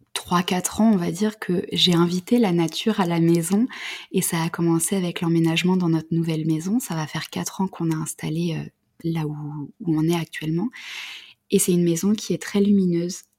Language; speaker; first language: French; native; French